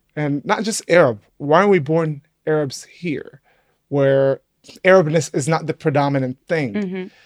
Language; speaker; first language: English; non-native, fluent; Arabic